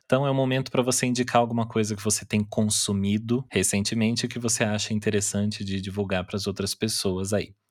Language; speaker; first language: Portuguese; native; Portuguese